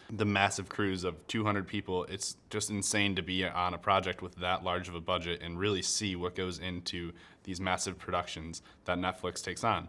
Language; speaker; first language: English; native; English